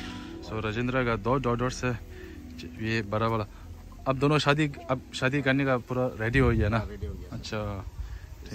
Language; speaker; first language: Hindi; non-native, local second language; Tibetan